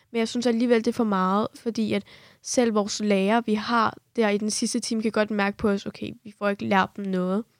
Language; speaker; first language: Danish; early bilingual, other home language; Kurdish